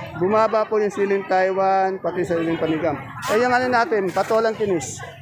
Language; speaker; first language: Filipino; native; Filipino